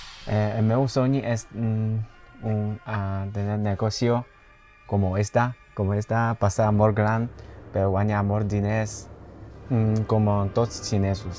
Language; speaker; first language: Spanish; non-native, learner; Chinese